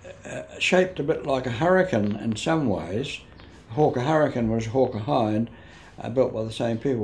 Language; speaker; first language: English; native; English